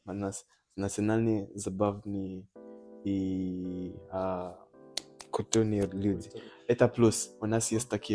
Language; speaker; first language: Russian; non-native, learner; Nyanja